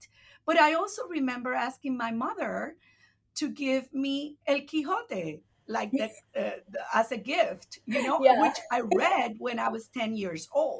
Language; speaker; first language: English; non-native, fluent; Spanish